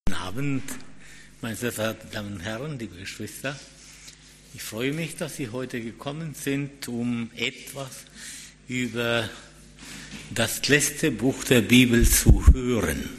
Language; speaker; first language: German; non-native, fluent; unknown